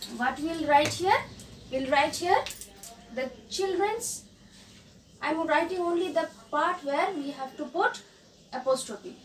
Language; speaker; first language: English; non-native, local second language; Bangla